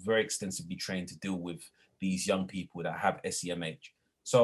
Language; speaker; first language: English; native; English